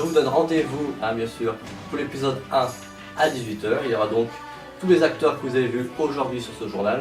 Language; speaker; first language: French; native; French